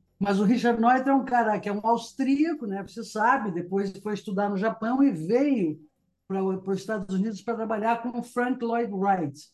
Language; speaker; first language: Portuguese; native; Portuguese